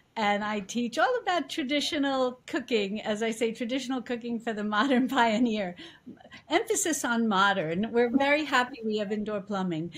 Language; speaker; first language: English; native; English